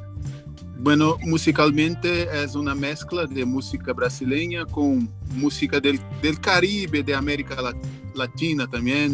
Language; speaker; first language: Spanish; non-native, learner; Portuguese